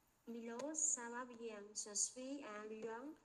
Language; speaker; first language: French; non-native, learner; Khmer